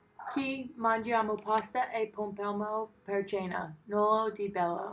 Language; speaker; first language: Italian; non-native, learner; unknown